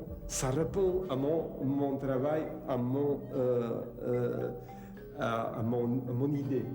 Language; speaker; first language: French; non-native, fluent; Czech